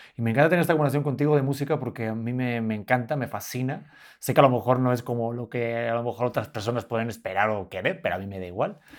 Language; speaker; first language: Spanish; native; Spanish